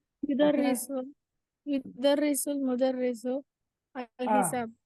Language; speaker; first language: Arabic; non-native, learner; Tamil